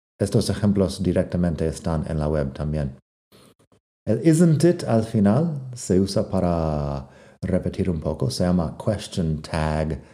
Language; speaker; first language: Spanish; non-native, fluent; English